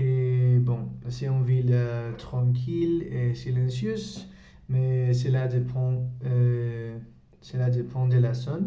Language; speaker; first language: French; non-native, learner; Spanish